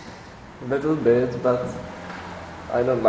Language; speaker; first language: English; non-native, learner; Czech